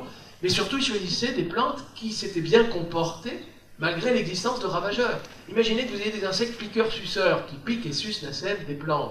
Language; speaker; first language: French; native; French